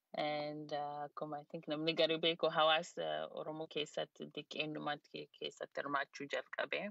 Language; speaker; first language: Oromo; early bilingual, heritage; Oromo